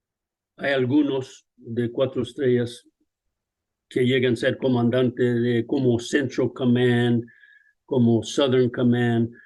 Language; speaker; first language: Spanish; early bilingual, other home language; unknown